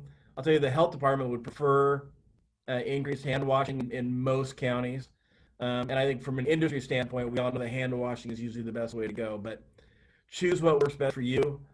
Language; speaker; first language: English; native; English